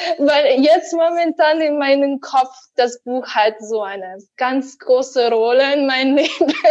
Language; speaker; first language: German; non-native, fluent; Russian